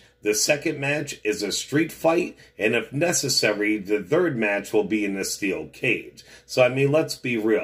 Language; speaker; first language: English; native; English